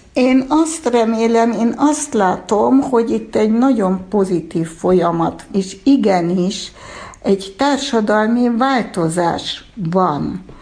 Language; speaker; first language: Hungarian; early bilingual, heritage; Hungarian